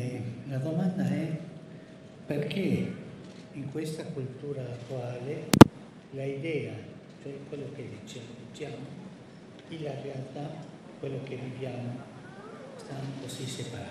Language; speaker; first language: Italian; non-native, fluent; Spanish